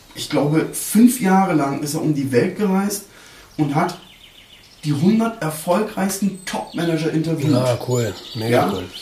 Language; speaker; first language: German; early bilingual, other home language; Turkish